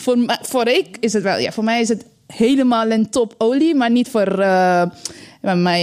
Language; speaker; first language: Dutch; non-native, learner; Bangla